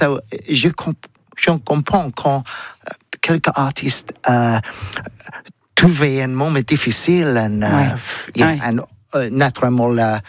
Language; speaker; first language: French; non-native, learner; English